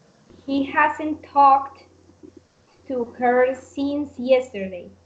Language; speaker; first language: English; non-native, learner; Spanish